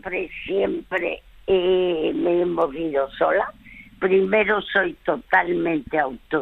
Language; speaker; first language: Spanish; early bilingual, other home language; French